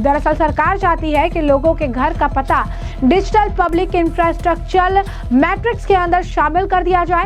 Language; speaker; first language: Hindi; native; Hindi